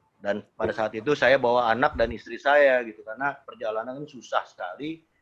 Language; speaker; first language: Indonesian; native; Indonesian